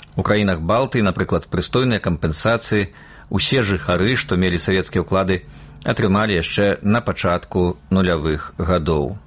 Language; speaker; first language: Belarusian; native; Belarusian